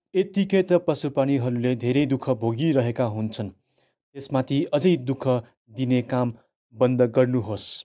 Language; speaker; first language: Nepali; non-native, local second language; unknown